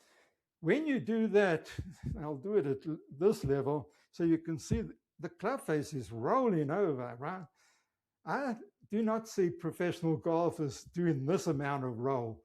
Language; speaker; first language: English; native; English